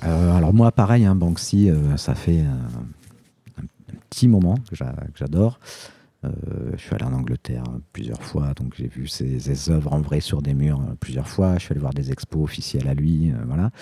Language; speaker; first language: French; native; French